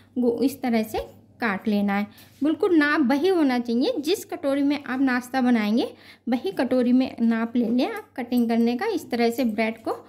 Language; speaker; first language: Hindi; native; Hindi